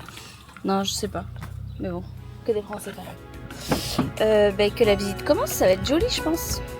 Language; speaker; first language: French; native; French